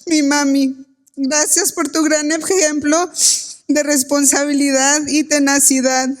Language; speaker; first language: Spanish; early bilingual, other home language; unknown